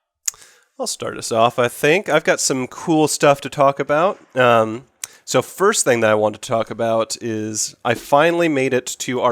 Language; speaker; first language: English; native; English